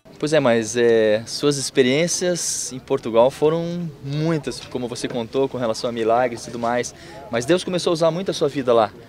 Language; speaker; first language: Portuguese; native; Portuguese